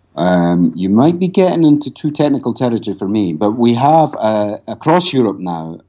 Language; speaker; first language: English; native; English